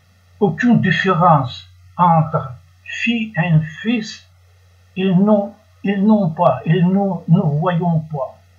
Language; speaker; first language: French; non-native, learner; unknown